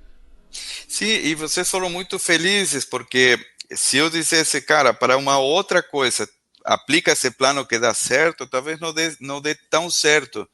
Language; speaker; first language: Portuguese; non-native, fluent; Spanish